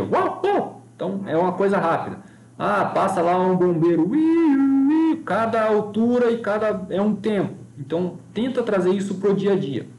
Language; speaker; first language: Portuguese; native; Portuguese